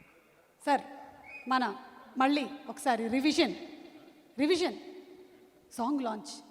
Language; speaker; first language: Telugu; native; Telugu